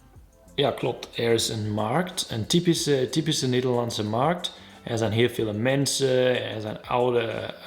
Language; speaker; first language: Dutch; non-native, learner; German